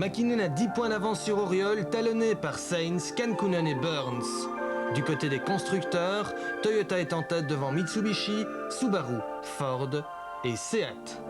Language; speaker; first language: French; native; French